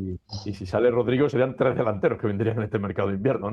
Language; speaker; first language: Spanish; native; Spanish